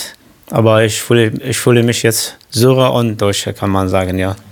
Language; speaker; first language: German; non-native, fluent; Arabic